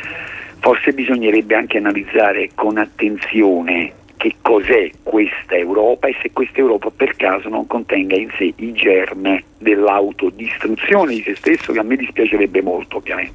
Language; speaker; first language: Italian; native; Italian